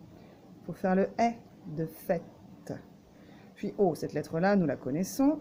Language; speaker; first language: French; native; French